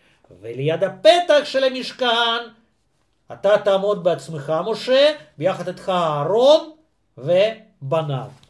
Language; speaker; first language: Hebrew; non-native, fluent; Russian